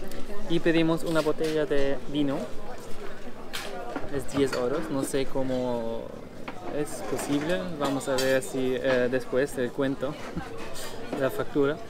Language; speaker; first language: Spanish; non-native, learner; German